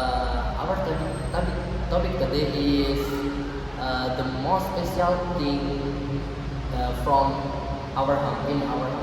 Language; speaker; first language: English; non-native, learner; Indonesian